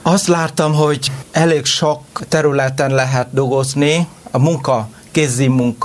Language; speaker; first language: Hungarian; non-native, learner; Vietnamese